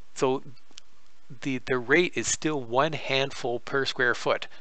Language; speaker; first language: English; native; English